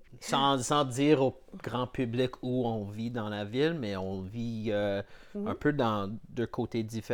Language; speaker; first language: French; non-native, local second language; English